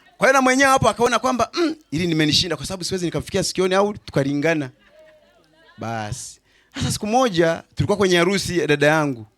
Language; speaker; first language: Swahili; native; Swahili